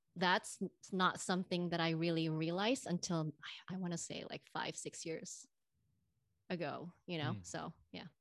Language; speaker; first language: English; non-native, fluent; Indonesian